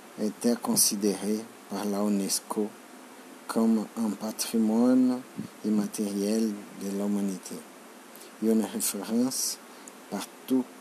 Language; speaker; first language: French; non-native, learner; Portuguese